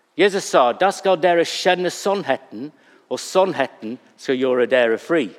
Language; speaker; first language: Norwegian; non-native, fluent; English